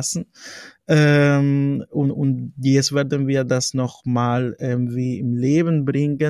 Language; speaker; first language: German; non-native, fluent; Spanish